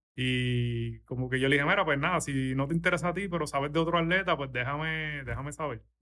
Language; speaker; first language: Spanish; native; Spanish